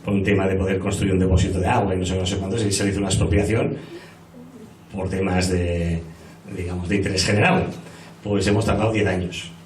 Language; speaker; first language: Spanish; non-native, local second language; Catalan